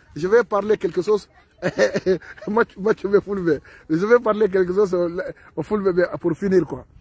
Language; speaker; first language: French; non-native, local second language; Mandingo